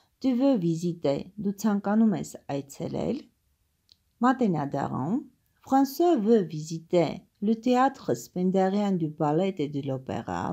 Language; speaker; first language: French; non-native, fluent; Armenian